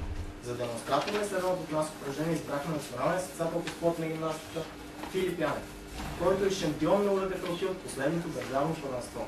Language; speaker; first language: Bulgarian; native; Bulgarian